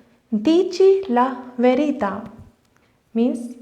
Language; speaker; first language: Italian; non-native, fluent; Punjabi